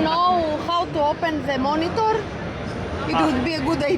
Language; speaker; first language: English; non-native, learner; Serbian